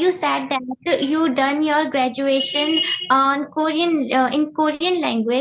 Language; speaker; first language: English; non-native, learner; Hindi